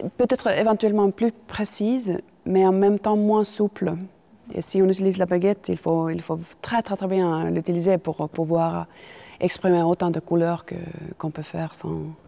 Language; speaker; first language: French; non-native, fluent; Finnish